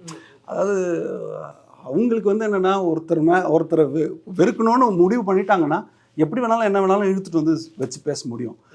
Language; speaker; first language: Tamil; native; Tamil